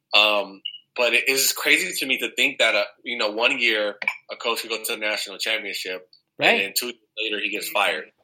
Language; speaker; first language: English; native; English